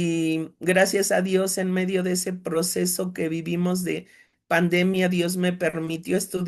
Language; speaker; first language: Spanish; native; Spanish